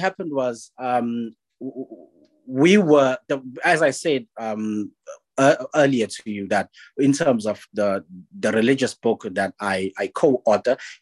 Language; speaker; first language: English; non-native, local second language; Zulu